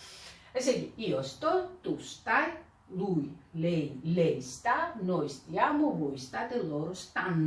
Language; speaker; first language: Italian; non-native, fluent; Georgian